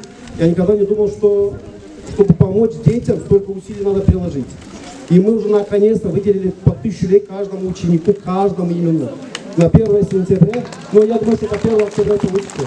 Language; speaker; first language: Russian; non-native, local second language; Gagauz